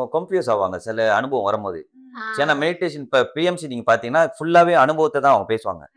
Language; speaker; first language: Tamil; early bilingual, heritage; Tamil